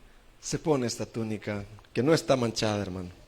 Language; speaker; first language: Spanish; native; Spanish